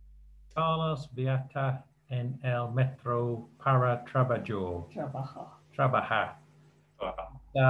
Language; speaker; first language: Spanish; non-native, learner; English